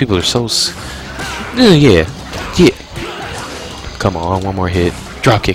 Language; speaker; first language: English; native; English